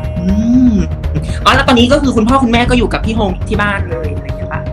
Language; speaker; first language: Thai; native; Thai